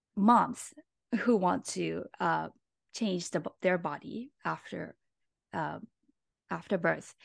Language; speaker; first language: English; non-native, fluent; Japanese